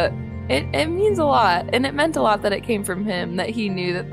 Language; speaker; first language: English; native; English